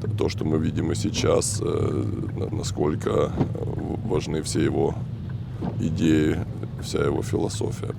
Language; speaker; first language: Russian; native; Russian